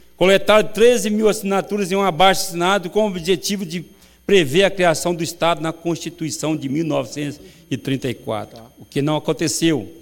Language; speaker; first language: Portuguese; native; Portuguese